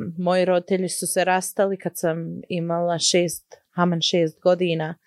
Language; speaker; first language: Croatian; early bilingual, heritage; Bosnian